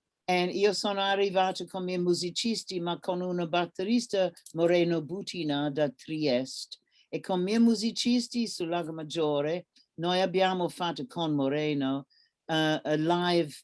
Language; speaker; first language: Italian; non-native, learner; English